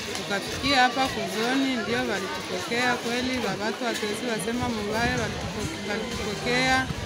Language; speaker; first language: Swahili; native; Swahili